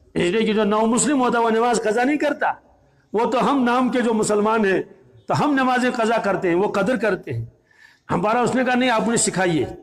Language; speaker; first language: Urdu; native; Urdu